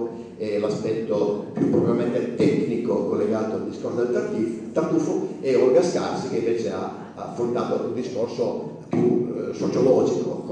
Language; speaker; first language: Italian; native; Italian